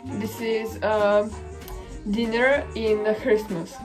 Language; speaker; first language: English; non-native, learner; Czech